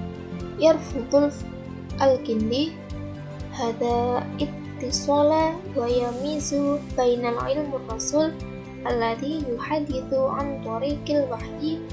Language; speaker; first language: Arabic; non-native, learner; Indonesian